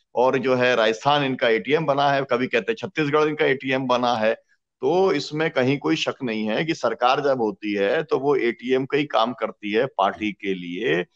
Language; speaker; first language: Hindi; native; Hindi